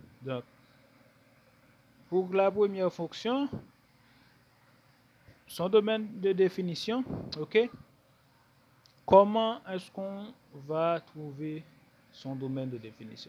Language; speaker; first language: French; non-native, local second language; Haitian Creole